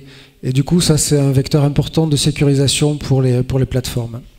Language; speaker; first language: French; native; French